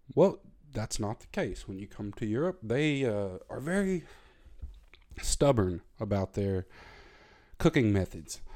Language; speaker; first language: English; native; English